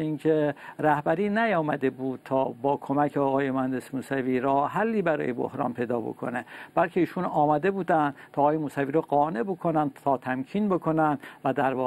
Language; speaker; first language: Persian; native; Persian